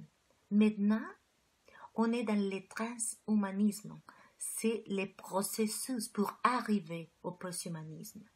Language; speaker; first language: French; non-native, fluent; Spanish